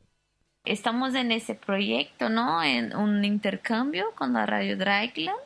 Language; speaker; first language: Spanish; non-native, local second language; Portuguese